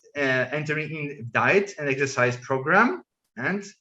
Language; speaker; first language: English; non-native, fluent; Greek